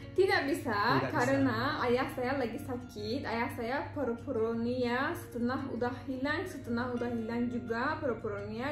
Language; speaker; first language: Indonesian; non-native, learner; Turkish